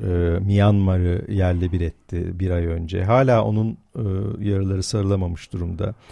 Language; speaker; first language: Turkish; native; Turkish